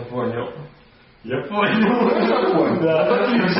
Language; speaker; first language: Russian; native; Russian